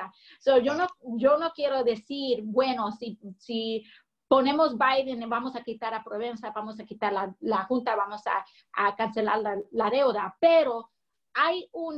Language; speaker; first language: Spanish; early bilingual, heritage; English